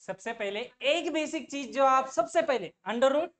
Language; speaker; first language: Hindi; non-native, local second language; Marathi